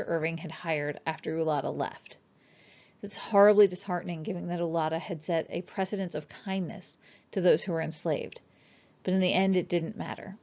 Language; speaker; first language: English; native; English